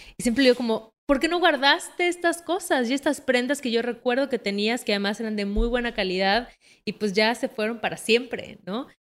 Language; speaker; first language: Spanish; native; Spanish